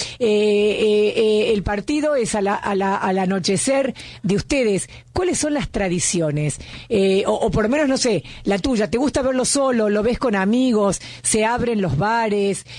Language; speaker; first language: Spanish; native; Spanish